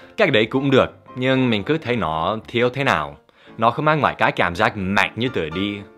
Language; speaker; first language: Vietnamese; non-native, fluent; English